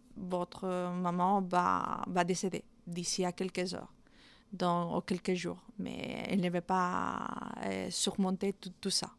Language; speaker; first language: French; non-native, fluent; Spanish